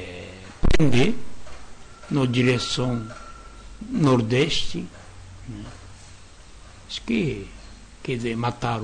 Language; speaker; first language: Portuguese; non-native, learner; Japanese